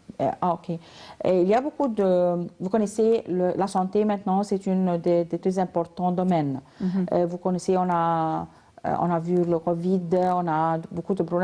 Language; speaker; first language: French; non-native, learner; Arabic